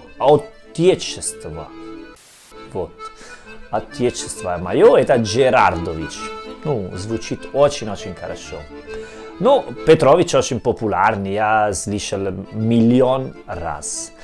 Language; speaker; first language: Russian; non-native, learner; Italian